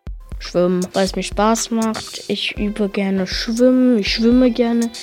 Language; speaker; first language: German; native; German